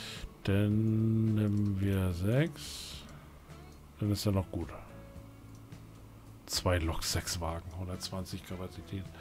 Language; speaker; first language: German; native; German